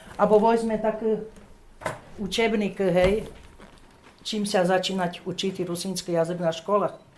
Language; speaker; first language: Slovak; non-native, local second language; Rusyn